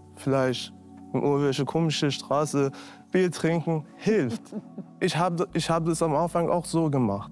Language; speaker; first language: German; non-native, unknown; Persian